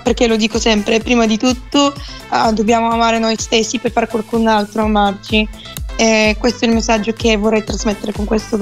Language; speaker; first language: Italian; non-native, fluent; Bulgarian